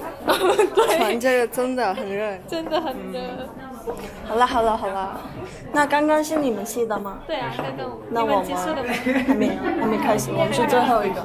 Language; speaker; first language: Chinese; non-native, fluent; Mongolian